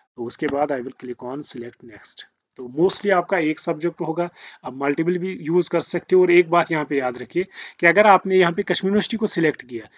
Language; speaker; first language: Hindi; native; Hindi